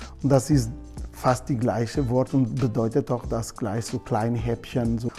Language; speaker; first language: German; non-native, learner; Portuguese